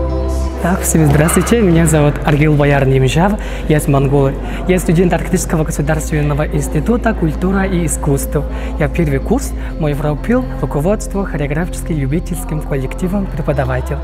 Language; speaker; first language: Russian; non-native, learner; Mongolian